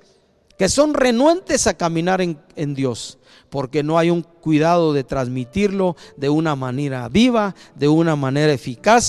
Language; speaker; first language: Spanish; native; Spanish